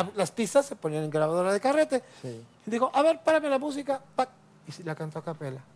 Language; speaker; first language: Spanish; native; Spanish